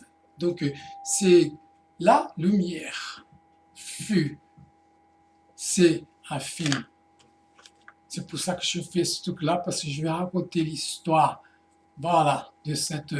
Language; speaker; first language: French; non-native, fluent; Portuguese